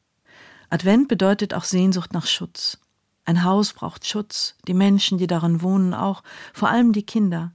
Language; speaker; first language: German; native; German